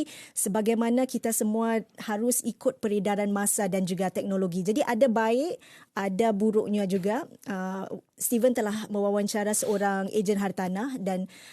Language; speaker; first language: Malay; native; Malay